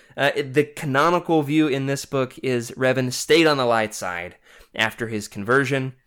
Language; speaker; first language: English; native; English